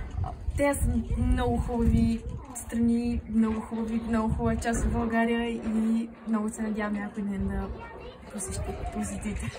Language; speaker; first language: Bulgarian; early bilingual, heritage; Bulgarian